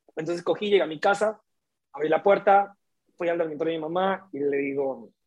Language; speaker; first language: Spanish; native; Spanish